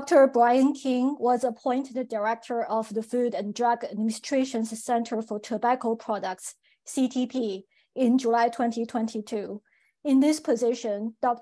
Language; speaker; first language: English; native; English